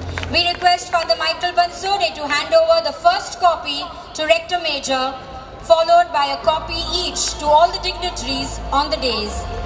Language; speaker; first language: English; non-native, local second language; Marathi